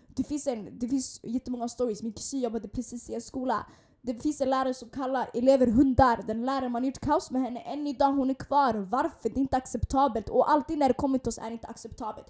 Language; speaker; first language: Swedish; early bilingual, other home language; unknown